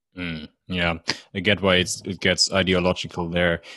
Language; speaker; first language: English; non-native, fluent; German